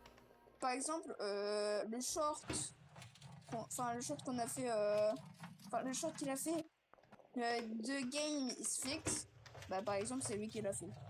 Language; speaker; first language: French; native; French